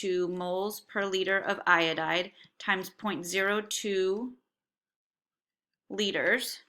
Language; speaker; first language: English; native; English